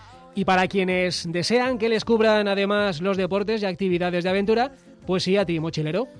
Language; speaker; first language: Spanish; native; Spanish